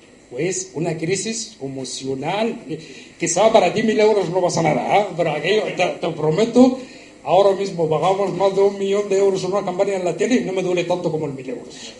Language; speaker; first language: Spanish; non-native, fluent; Arabic